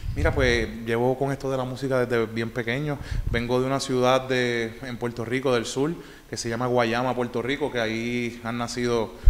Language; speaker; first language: Spanish; native; Spanish